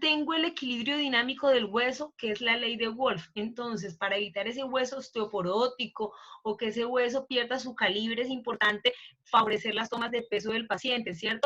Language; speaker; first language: Spanish; native; Spanish